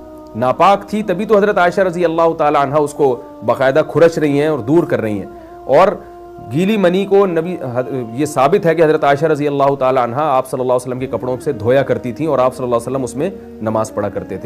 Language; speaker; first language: Urdu; native; Urdu